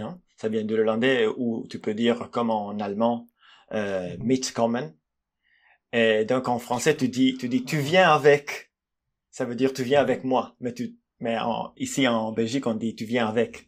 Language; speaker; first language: French; non-native, fluent; Italian